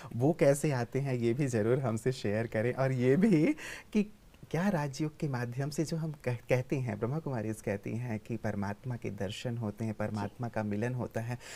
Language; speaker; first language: Hindi; native; Hindi